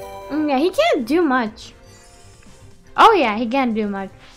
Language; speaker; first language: English; early bilingual, other home language; Spanish